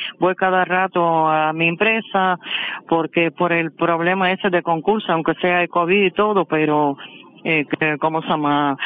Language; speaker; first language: Spanish; non-native, fluent; Russian